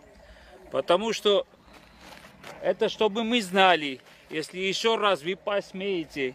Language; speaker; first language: Russian; non-native, fluent; Armenian